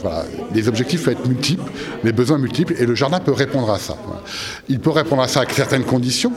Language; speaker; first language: French; native; French